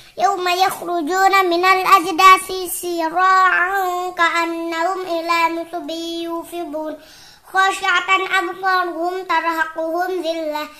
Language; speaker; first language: Arabic; non-native, learner; Indonesian